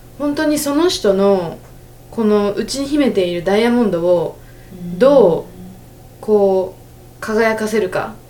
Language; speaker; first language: Japanese; early bilingual, other home language; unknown